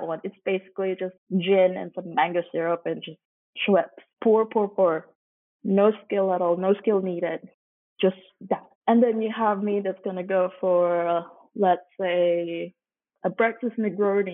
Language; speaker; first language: English; non-native, local second language; Cantonese